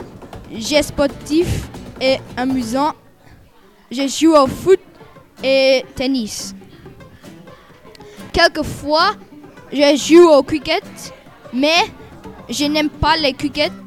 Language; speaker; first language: French; non-native, learner; English